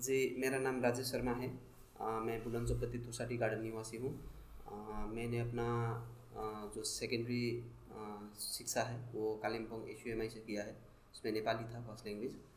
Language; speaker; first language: Hindi; non-native, local second language; Nepali